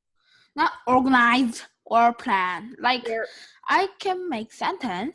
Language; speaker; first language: English; non-native, learner; Korean